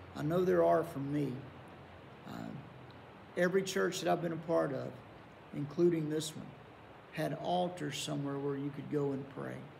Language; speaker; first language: English; native; English